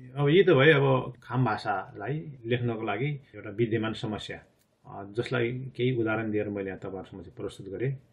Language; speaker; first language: Nepali; non-native, local second language; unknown